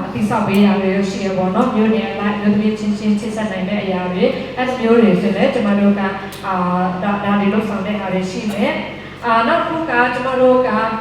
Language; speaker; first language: Burmese; non-native, local second language; Shwe Palaung